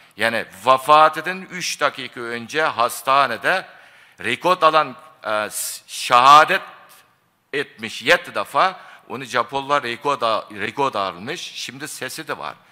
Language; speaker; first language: Turkish; non-native, fluent; Japanese